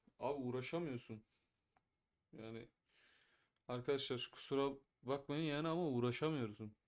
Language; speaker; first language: Turkish; native; Turkish